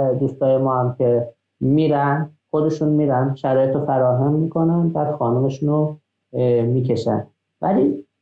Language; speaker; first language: Persian; non-native, local second language; Azerbaijani